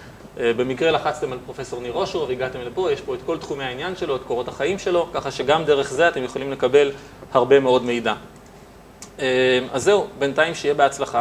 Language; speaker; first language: Hebrew; native; Hebrew